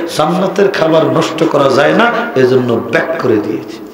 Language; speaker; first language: Bangla; native; Bangla